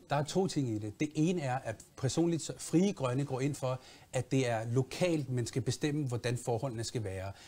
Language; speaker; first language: Danish; early bilingual, other home language; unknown